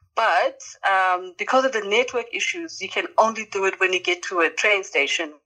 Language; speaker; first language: English; non-native, local second language; Zulu